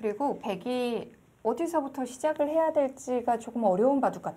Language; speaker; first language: Korean; native; Korean